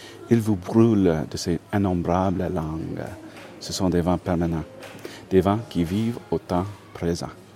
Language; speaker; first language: French; non-native, fluent; English